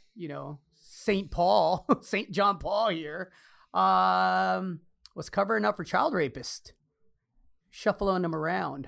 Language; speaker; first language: English; early bilingual, other home language; Spanish